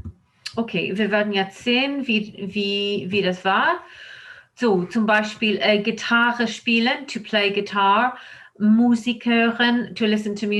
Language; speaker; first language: German; non-native, fluent; English